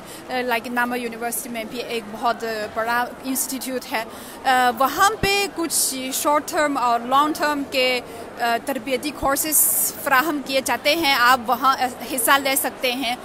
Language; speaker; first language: Hindi; non-native, fluent; Chinese